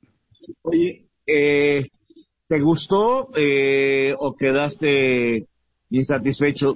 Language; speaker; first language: Spanish; native; Spanish